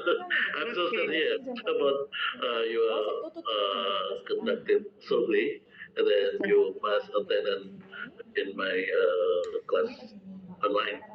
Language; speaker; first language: English; non-native, fluent; Indonesian